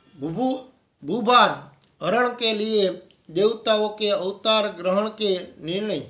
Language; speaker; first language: Hindi; non-native, local second language; Gujarati